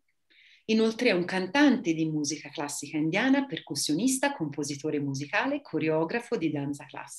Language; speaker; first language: Italian; native; Italian